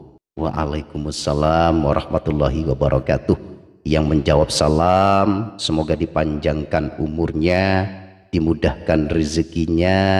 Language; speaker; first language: Indonesian; non-native, local second language; Madurese